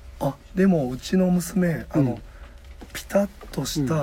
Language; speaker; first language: Japanese; native; Japanese